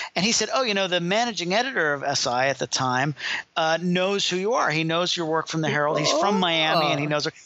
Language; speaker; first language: English; native; English